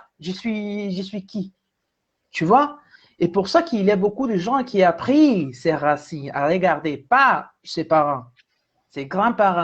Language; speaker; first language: French; non-native, fluent; Spanish